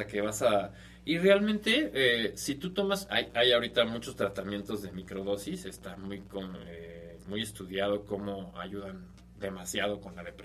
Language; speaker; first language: Spanish; native; Spanish